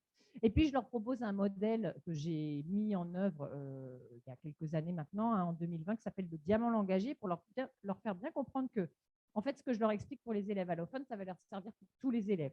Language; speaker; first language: French; native; French